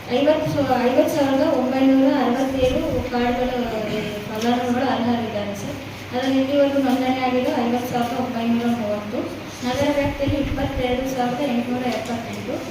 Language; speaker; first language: Kannada; native; Kannada